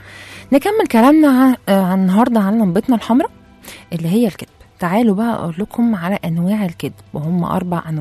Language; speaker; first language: Arabic; native; Arabic